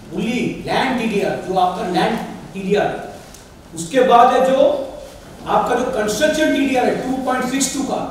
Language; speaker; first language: Hindi; non-native, local second language; Marathi